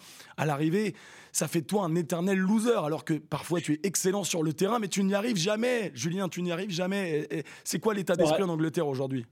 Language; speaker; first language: French; native; French